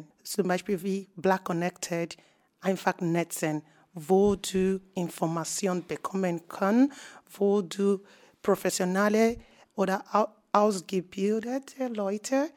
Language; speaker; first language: German; non-native, learner; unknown